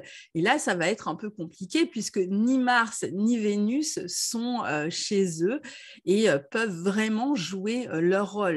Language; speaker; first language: French; native; French